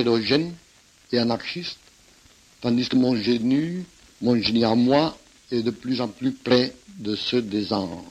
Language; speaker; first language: French; non-native, fluent; Catalan